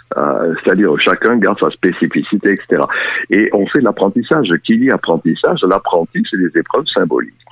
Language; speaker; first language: French; native; French